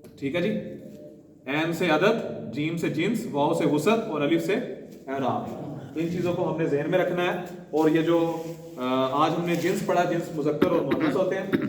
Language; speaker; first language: Urdu; non-native, local second language; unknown